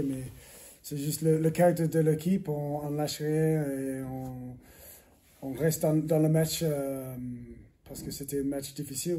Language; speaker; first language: French; non-native, learner; English